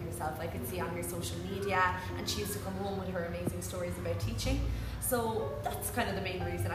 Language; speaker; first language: English; native; English